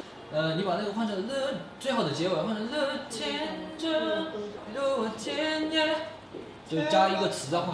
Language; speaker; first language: Chinese; native; Chinese